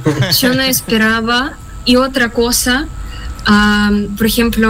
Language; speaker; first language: Spanish; non-native, fluent; Russian